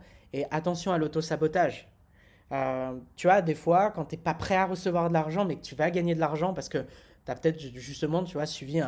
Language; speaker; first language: French; native; French